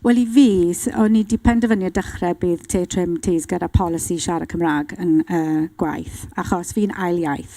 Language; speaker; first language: Welsh; non-native, local second language; English